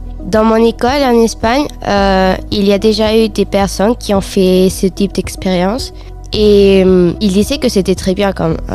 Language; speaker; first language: French; non-native, fluent; Spanish